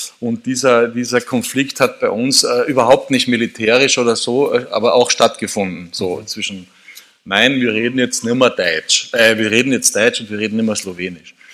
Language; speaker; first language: German; native; German